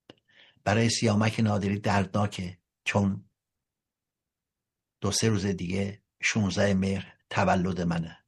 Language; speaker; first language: Persian; native; Persian